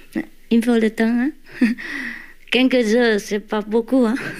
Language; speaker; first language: French; non-native, learner; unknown